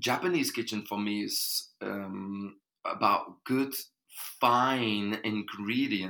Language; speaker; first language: English; non-native, fluent; Dutch